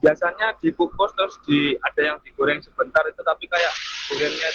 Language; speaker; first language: Indonesian; native; Indonesian